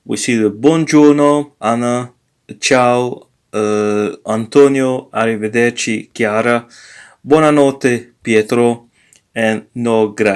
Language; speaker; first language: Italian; non-native, learner; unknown